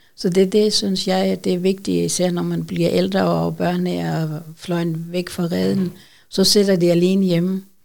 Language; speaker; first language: Danish; non-native, fluent; Urdu